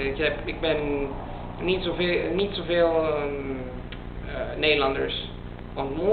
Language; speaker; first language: Dutch; non-native, learner; Italian